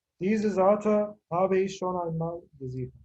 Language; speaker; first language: German; non-native, fluent; Turkish